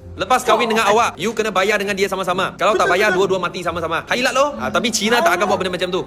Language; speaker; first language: Malay; non-native, local second language; Chinese